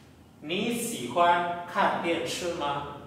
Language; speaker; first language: Chinese; non-native, fluent; Indonesian